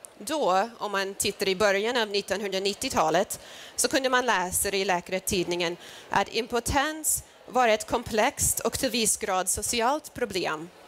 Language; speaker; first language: Swedish; non-native, fluent; English